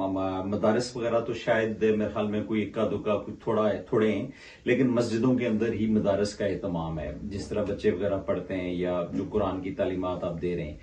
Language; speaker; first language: Hindi; native; Hindi